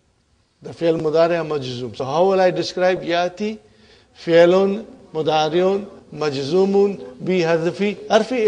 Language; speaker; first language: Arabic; non-native, fluent; Urdu